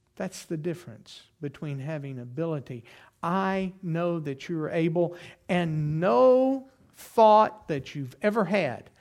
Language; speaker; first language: English; native; English